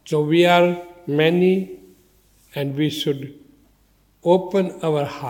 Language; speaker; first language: English; non-native, learner; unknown